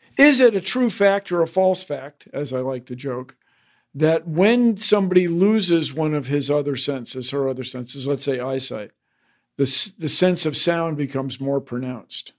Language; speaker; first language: English; native; English